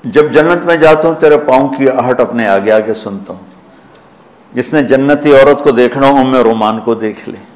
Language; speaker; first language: Urdu; non-native, local second language; Punjabi